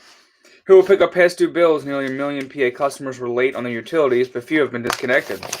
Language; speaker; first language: English; native; English